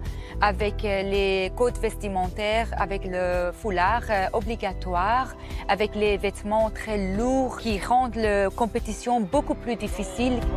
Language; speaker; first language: French; non-native, fluent; Persian